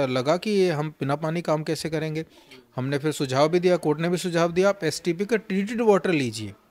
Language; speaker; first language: Hindi; native; Hindi